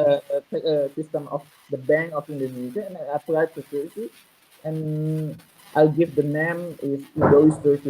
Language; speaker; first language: English; non-native, learner; Indonesian